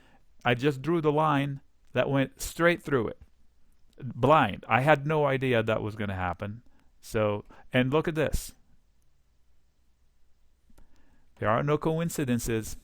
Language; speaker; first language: English; native; English